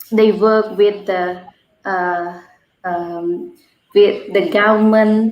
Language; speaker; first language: English; non-native, learner; Khmer